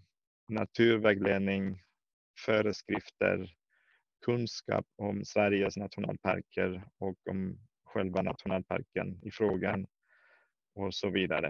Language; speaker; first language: Swedish; non-native, fluent; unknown